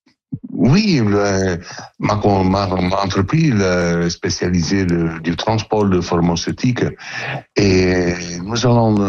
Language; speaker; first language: French; non-native, fluent; Italian